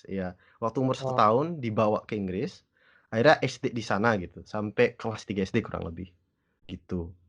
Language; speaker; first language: Indonesian; early bilingual, other home language; English